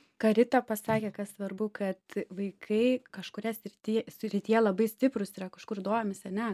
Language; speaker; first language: Lithuanian; native; Lithuanian